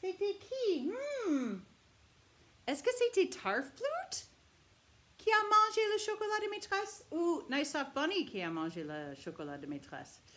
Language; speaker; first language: French; non-native, fluent; English